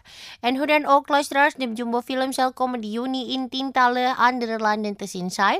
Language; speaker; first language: Dutch; non-native, fluent; Indonesian